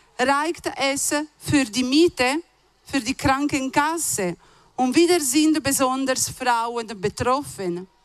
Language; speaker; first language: German; non-native, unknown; Italian